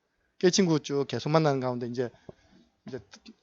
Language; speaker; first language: Korean; native; Korean